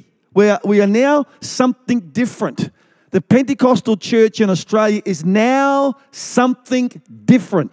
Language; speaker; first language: English; native; English